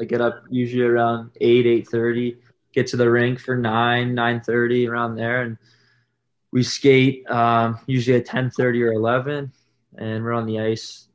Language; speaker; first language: English; native; English